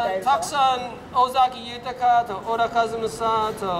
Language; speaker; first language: Japanese; non-native, learner; English